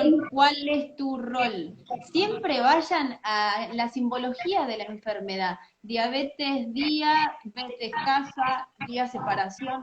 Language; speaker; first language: Spanish; native; Spanish